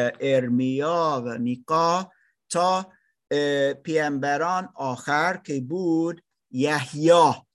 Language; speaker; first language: Persian; non-native, learner; German